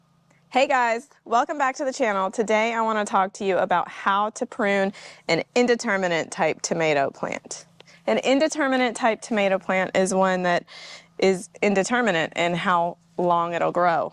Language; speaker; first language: English; native; English